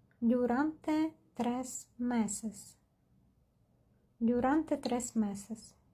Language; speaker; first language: Spanish; non-native, fluent; Ukrainian